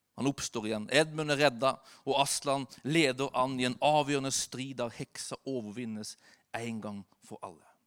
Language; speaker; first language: Norwegian; native; Norwegian